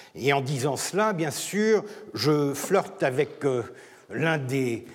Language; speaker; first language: French; non-native, fluent; Turkish